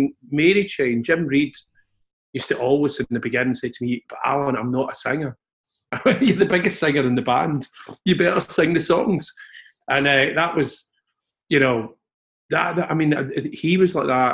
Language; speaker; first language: English; native; English